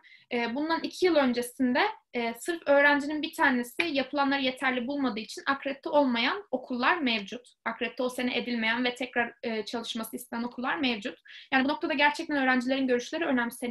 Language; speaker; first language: Turkish; native; Turkish